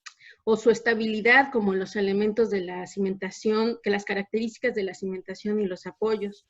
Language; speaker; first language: Spanish; native; Spanish